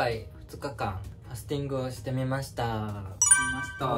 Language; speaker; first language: Japanese; non-native, learner; Korean